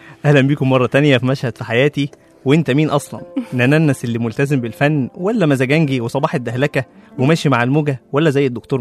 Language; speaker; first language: Arabic; native; Arabic